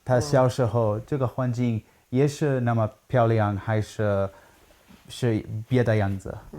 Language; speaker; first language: Chinese; non-native, learner; English